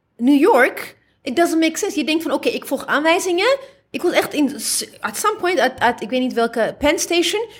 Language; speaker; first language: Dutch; early bilingual, other home language; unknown